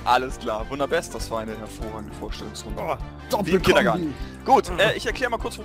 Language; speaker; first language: German; native; German